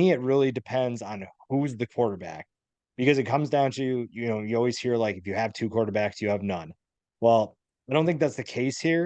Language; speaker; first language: English; native; English